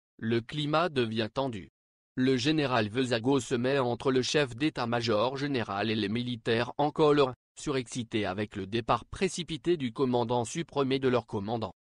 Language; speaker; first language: French; non-native, local second language; Lingala